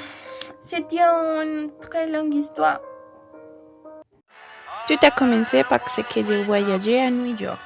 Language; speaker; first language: French; non-native, learner; Spanish